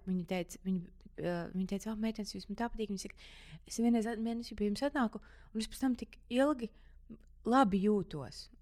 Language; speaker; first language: Latvian; native; Latvian